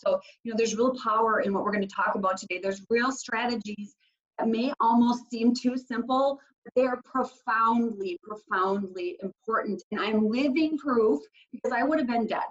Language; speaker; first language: English; native; English